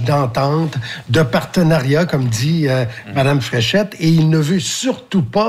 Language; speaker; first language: French; native; French